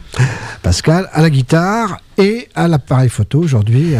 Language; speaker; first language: French; native; French